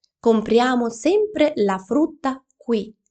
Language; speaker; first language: Italian; non-native, fluent; Ukrainian